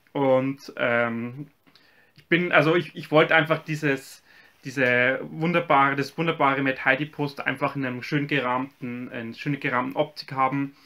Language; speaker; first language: German; native; German